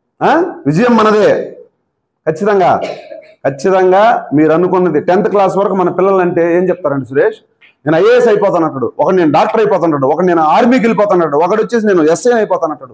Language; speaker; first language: Telugu; native; Telugu